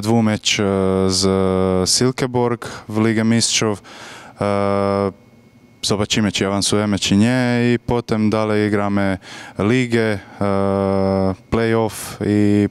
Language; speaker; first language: Polish; non-native, learner; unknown